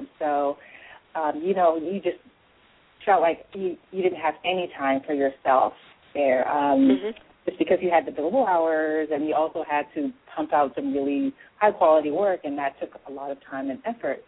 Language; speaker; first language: English; native; English